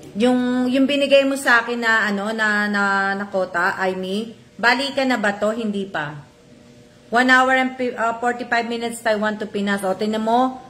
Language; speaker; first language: Filipino; native; Filipino